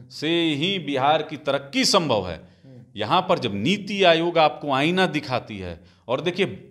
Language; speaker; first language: Hindi; native; Hindi